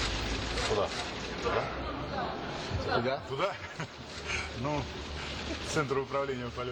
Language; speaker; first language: Russian; native; Russian